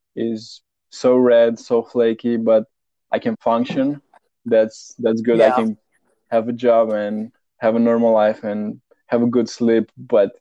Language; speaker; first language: English; non-native, fluent; Romanian